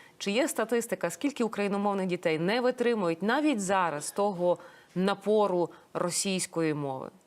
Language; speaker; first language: Ukrainian; native; Ukrainian